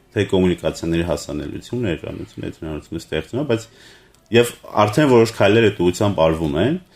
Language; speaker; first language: Armenian; native; Armenian